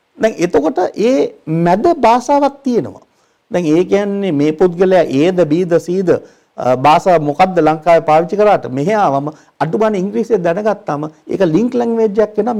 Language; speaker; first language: Sinhala; non-native, local second language; Tamil